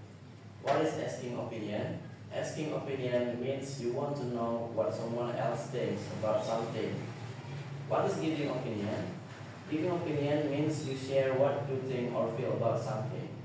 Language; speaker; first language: English; non-native, learner; Indonesian